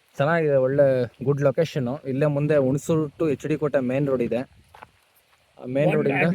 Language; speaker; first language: Kannada; native; Kannada